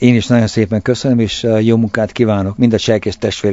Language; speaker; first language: Hungarian; early bilingual, heritage; Hungarian